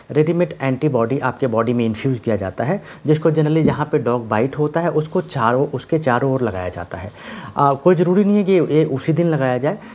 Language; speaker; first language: Hindi; native; Hindi